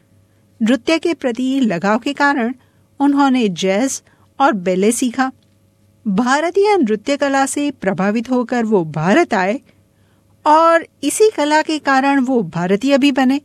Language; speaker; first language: Hindi; native; Hindi